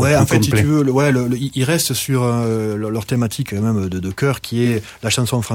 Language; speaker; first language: French; native; French